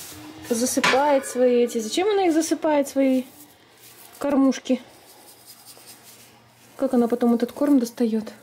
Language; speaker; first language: Russian; native; Russian